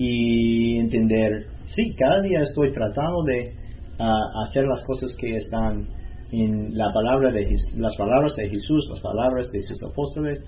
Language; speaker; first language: Spanish; non-native, learner; English